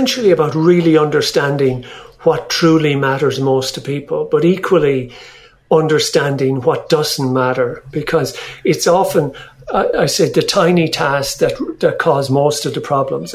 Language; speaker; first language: English; native; English